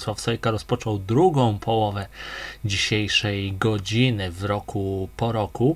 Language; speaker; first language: Polish; native; Polish